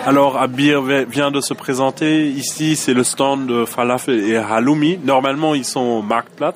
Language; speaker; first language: French; non-native, fluent; German